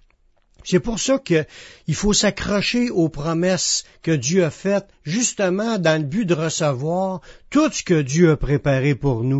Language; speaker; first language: French; native; French